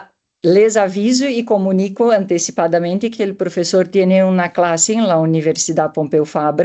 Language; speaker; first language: Spanish; non-native, fluent; Portuguese